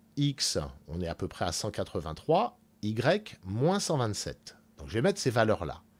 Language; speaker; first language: French; native; French